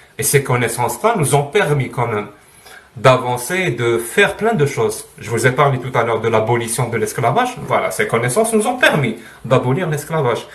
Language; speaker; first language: French; non-native, local second language; Arabic